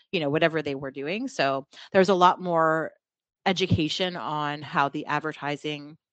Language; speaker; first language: English; native; English